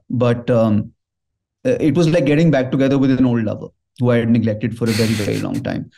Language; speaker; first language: Hindi; early bilingual, heritage; Hindi